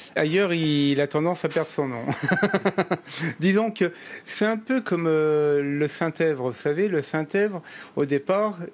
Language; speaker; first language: French; native; French